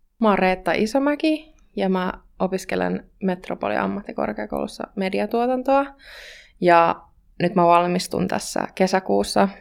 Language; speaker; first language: Finnish; native; Finnish